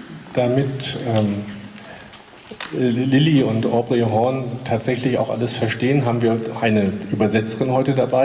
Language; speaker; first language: German; native; German